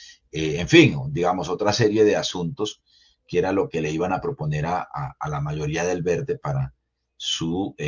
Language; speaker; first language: Spanish; native; Spanish